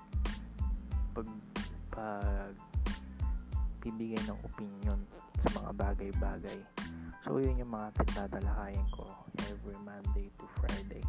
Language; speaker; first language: English; non-native, local second language; Filipino